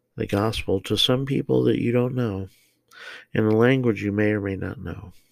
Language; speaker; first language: English; native; English